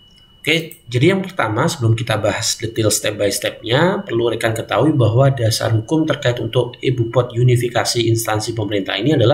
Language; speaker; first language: Indonesian; native; Indonesian